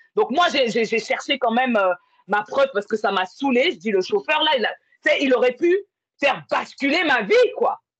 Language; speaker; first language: French; native; French